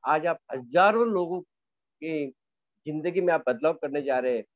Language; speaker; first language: Hindi; non-native, local second language; Marathi